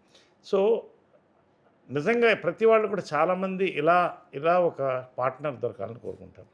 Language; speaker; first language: Telugu; native; Telugu